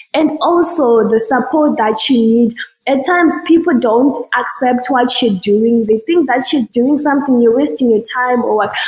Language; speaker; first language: English; non-native, local second language; Shona